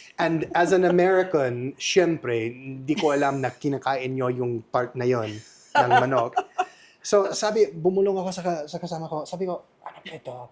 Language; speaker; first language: Filipino; non-native, fluent; English